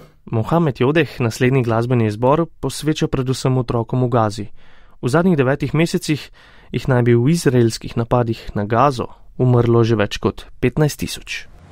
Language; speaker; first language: Slovenian; native; Slovenian